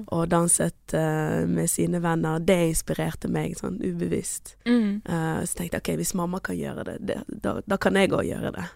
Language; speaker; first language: Norwegian; early bilingual, other home language; Portuguese